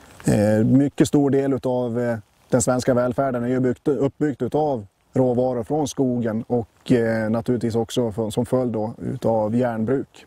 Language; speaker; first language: Swedish; native; Swedish